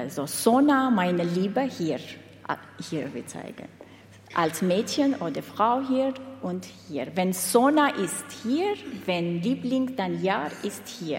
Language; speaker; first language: German; non-native, learner; Armenian